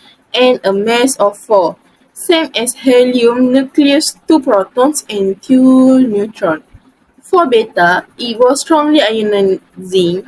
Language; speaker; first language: English; non-native, learner; Malay